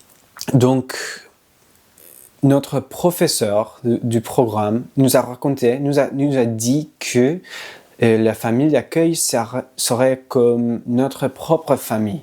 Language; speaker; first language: French; non-native, learner; English